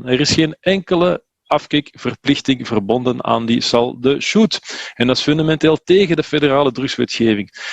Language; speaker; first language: Dutch; native; Dutch